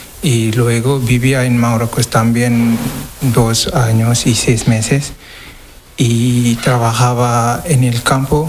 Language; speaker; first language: Spanish; non-native, learner; Wolof